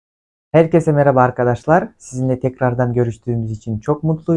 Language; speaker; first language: Turkish; non-native, fluent; Kyrgyz